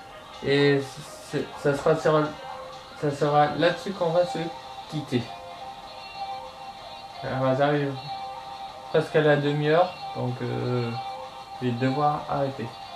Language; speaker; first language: French; native; French